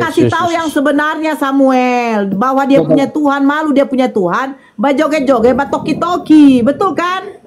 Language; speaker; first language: Indonesian; native; Indonesian